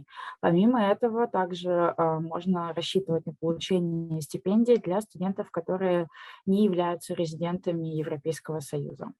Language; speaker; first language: Russian; native; Russian